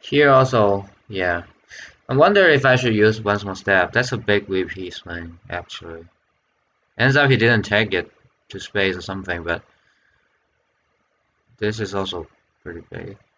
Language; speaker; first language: English; non-native, fluent; Chinese